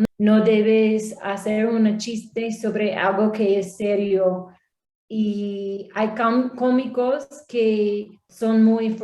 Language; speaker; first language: Spanish; non-native, learner; English